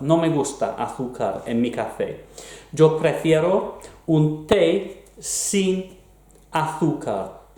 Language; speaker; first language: Spanish; non-native, fluent; English